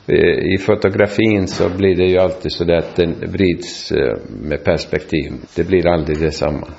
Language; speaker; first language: Swedish; non-native, local second language; Finnish